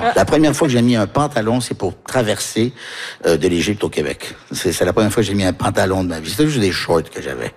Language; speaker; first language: French; native; French